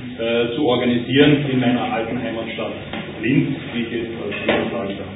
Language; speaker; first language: German; native; German